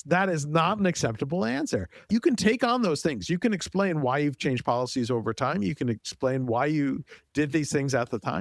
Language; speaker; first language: English; native; English